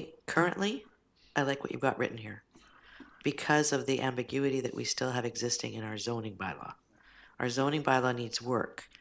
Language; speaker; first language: English; native; English